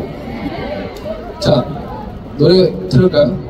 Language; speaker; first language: Korean; non-native, learner; Chinese